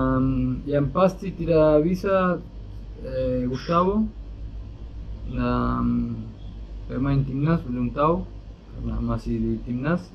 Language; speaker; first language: Indonesian; non-native, fluent; Spanish